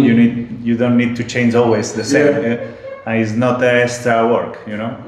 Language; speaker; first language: English; non-native, learner; Spanish